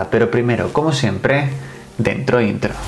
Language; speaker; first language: Spanish; native; Spanish